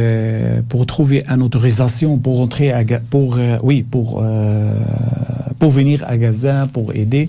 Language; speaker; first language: French; non-native, learner; Arabic